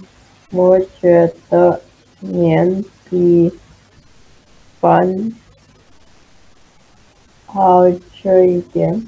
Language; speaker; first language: Chinese; non-native, learner; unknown